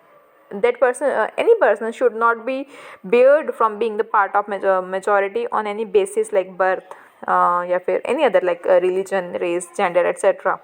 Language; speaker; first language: English; non-native, local second language; Hindi